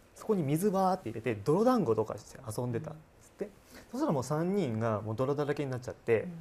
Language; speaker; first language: Japanese; native; Japanese